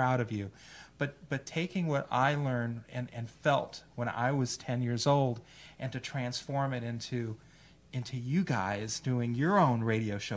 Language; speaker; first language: English; early bilingual, other home language; Italian